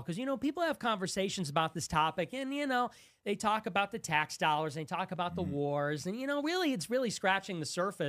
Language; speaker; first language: English; native; English